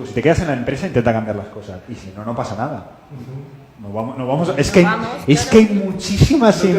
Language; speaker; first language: Spanish; native; Spanish